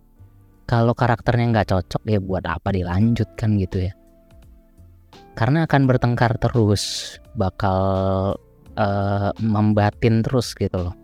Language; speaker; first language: Indonesian; native; Indonesian